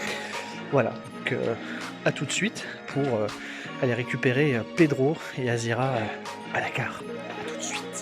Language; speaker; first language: French; native; French